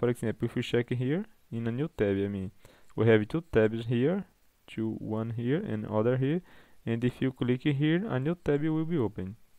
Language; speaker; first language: English; non-native, fluent; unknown